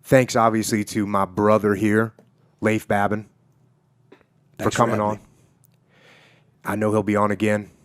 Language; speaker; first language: English; native; English